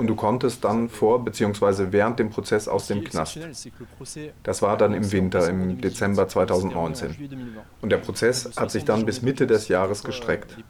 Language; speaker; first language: German; native; German